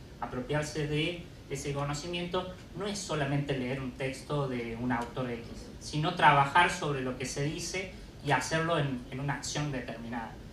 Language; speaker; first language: Spanish; native; Spanish